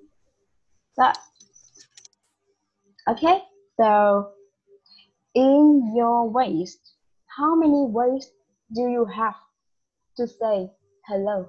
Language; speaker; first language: English; non-native, learner; Vietnamese